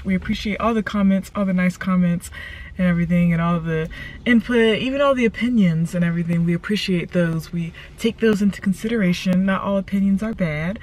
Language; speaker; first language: English; native; English